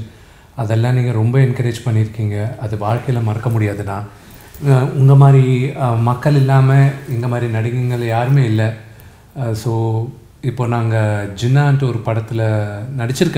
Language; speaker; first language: Tamil; non-native, local second language; Telugu